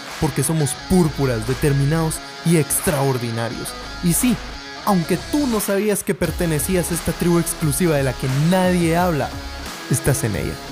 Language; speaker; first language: Spanish; native; Spanish